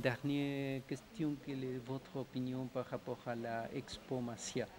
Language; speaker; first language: French; non-native, fluent; Spanish